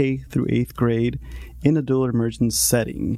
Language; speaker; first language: English; native; English